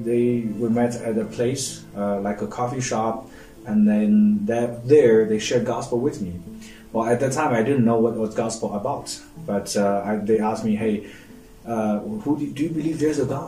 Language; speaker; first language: English; non-native, fluent; Chinese